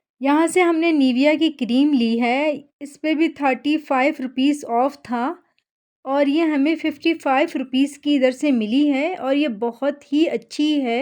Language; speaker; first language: Urdu; native; Urdu